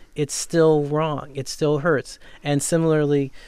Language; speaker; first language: English; native; English